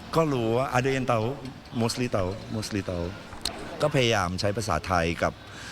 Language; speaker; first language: Thai; early bilingual, heritage; Thai